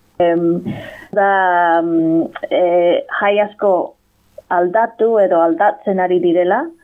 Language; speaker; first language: Basque; non-native, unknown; English